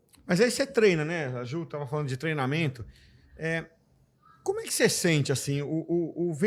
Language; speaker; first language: Portuguese; native; Portuguese